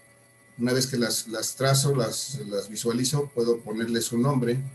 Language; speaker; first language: Spanish; native; Spanish